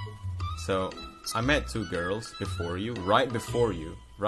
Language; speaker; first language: English; non-native, fluent; Indonesian